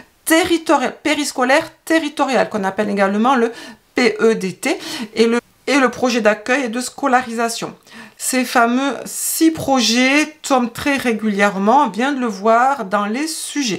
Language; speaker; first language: French; native; French